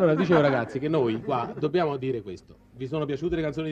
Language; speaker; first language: Italian; native; Italian